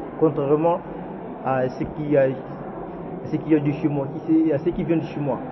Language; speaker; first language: French; non-native, local second language; Lingala